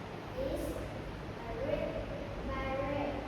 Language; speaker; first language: English; non-native, learner; Vietnamese